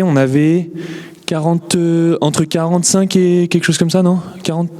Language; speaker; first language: French; native; French